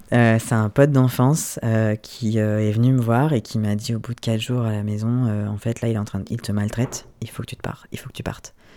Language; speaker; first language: French; native; French